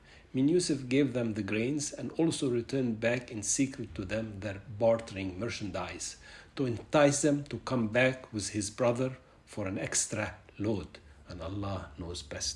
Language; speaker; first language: English; non-native, fluent; Arabic